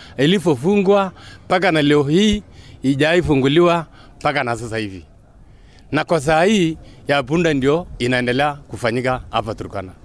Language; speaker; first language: Swahili; non-native, local second language; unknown